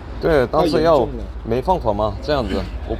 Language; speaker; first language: Chinese; non-native, learner; Korean